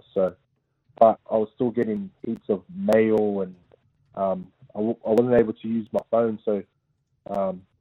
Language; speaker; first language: English; native; English